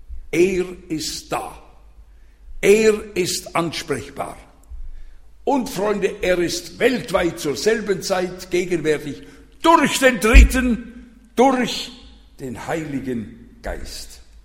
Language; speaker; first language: German; non-native, fluent; French